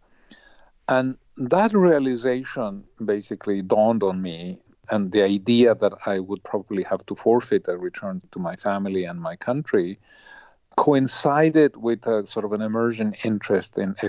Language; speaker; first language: English; non-native, fluent; Spanish